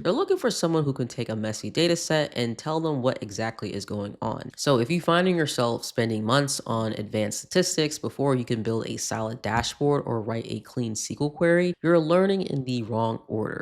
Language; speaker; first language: English; native; English